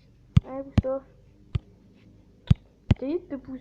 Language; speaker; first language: French; native; French